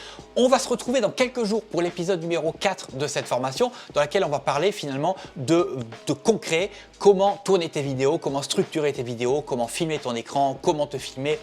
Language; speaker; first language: French; native; French